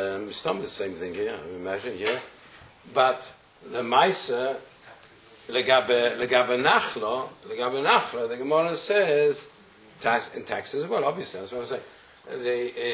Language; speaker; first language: English; native; English